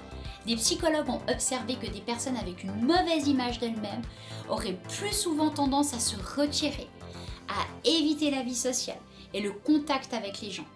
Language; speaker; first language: French; native; French